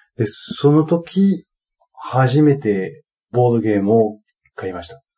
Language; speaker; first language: Japanese; non-native, fluent; French